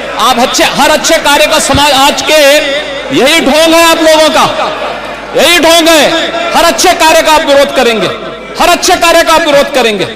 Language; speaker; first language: Hindi; native; Hindi